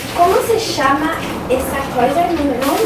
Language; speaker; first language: Portuguese; non-native, learner; French